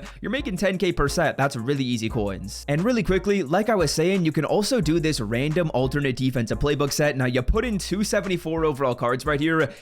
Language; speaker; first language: English; native; English